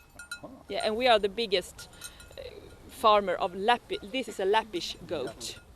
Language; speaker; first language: English; non-native, fluent; Swedish